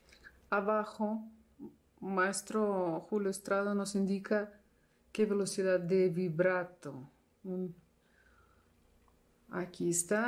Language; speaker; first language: Spanish; non-native, fluent; Russian